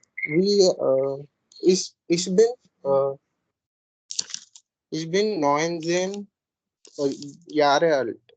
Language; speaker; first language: German; non-native, learner; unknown